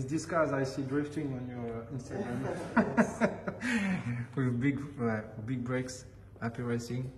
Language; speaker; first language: English; non-native, learner; French